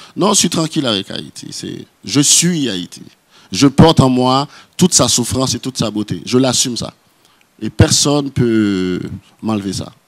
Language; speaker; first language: French; non-native, local second language; Haitian Creole